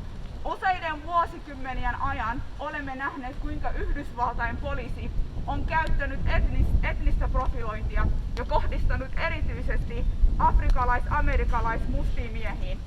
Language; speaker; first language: Finnish; early bilingual, other home language; Somali